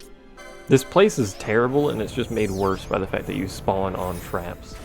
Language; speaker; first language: English; native; English